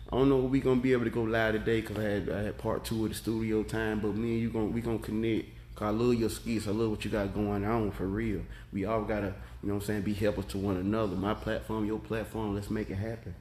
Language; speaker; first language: English; native; English